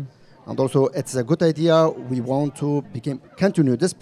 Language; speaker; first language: English; non-native, learner; Persian